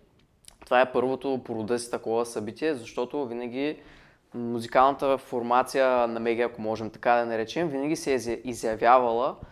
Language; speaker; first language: Bulgarian; native; Bulgarian